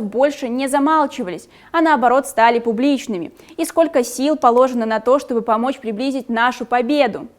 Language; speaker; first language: Russian; native; Russian